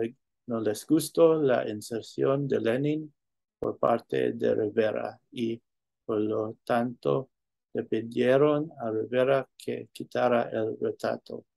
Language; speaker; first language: Spanish; non-native, learner; English